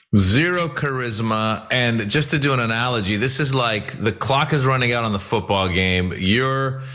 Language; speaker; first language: English; non-native, fluent; Persian